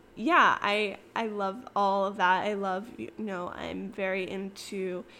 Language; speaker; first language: English; native; English